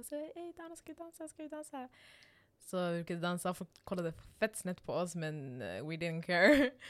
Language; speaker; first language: Swedish; non-native, local second language; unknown